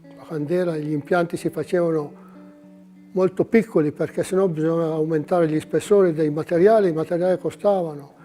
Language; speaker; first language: Italian; native; Italian